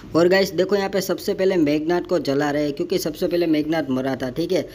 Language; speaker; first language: Hindi; non-native, local second language; Gujarati